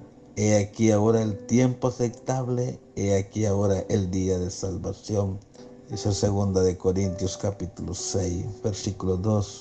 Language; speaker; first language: Spanish; native; Spanish